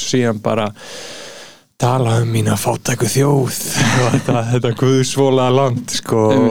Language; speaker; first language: Icelandic; native; Icelandic